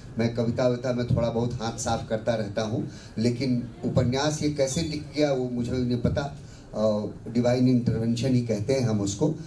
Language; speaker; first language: Hindi; non-native, local second language; Bhojpuri